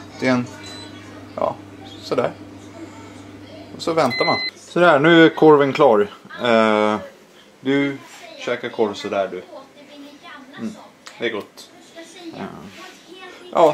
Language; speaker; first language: Swedish; native; Swedish